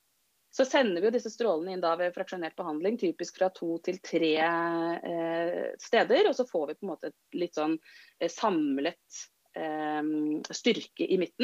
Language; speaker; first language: Norwegian; native; Norwegian